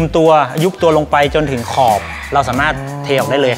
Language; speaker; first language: Thai; native; Thai